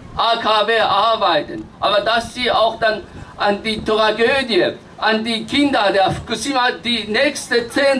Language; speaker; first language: German; non-native, fluent; Japanese